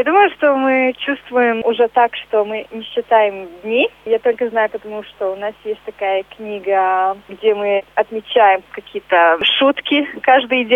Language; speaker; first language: Russian; non-native, local second language; Latvian